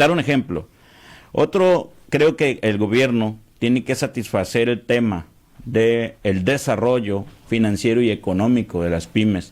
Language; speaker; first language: Spanish; native; Spanish